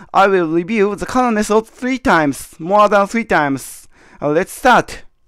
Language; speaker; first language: English; non-native, learner; Japanese